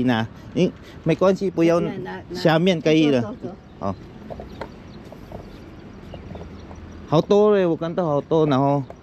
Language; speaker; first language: Chinese; non-native, learner; Filipino